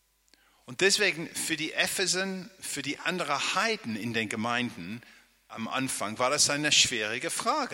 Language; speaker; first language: German; non-native, fluent; English